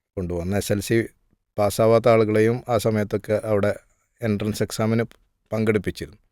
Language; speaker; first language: Malayalam; native; Malayalam